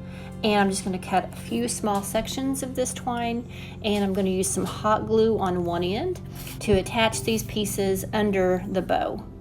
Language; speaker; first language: English; native; English